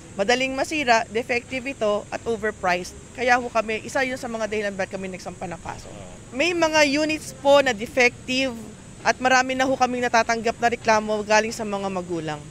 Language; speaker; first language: Filipino; native; Filipino